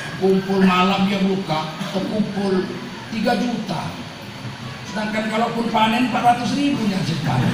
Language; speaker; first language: Indonesian; native; Indonesian